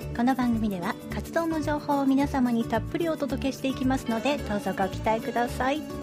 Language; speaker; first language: Japanese; native; Japanese